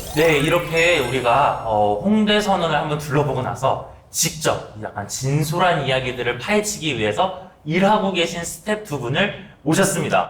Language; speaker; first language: Korean; native; Korean